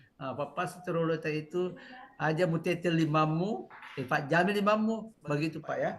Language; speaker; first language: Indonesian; native; Indonesian